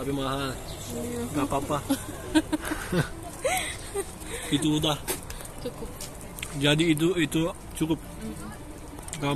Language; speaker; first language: Indonesian; non-native, learner; Turkish